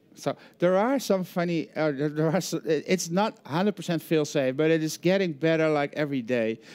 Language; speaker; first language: English; non-native, fluent; Dutch